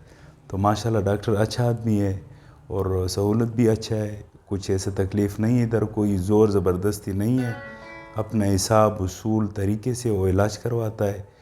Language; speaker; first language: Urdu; non-native, local second language; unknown